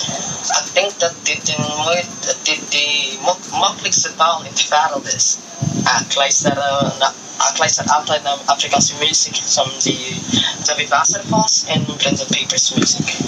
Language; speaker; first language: Dutch; non-native, learner; Filipino